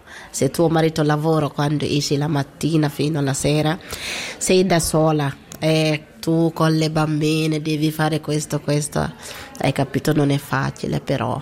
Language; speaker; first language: Italian; non-native, learner; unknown